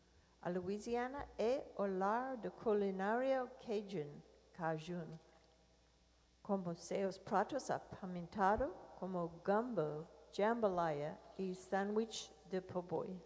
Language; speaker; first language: Portuguese; non-native, learner; English